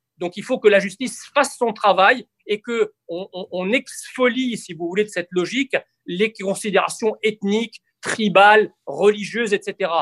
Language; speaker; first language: French; early bilingual, other home language; Arabic